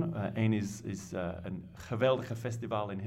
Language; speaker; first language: Dutch; non-native, fluent; English